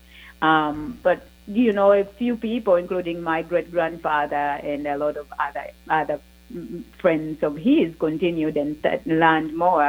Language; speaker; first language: English; non-native, local second language; Ganda